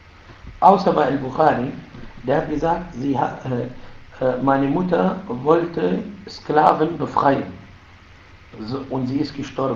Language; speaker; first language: German; non-native, fluent; Arabic